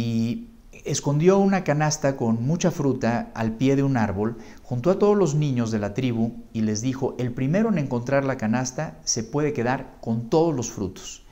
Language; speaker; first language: Spanish; native; Spanish